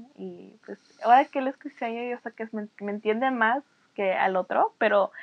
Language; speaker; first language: Spanish; early bilingual, heritage; Spanish